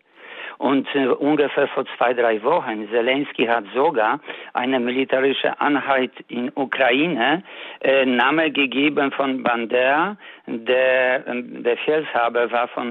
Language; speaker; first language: German; non-native, fluent; Polish